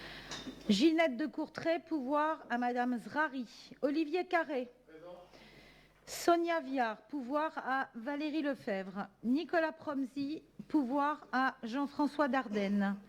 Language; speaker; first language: French; native; French